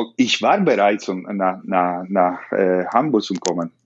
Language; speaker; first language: German; non-native, learner; Spanish